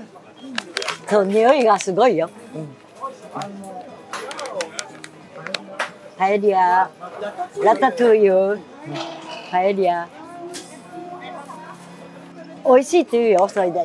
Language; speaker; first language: Japanese; native; Japanese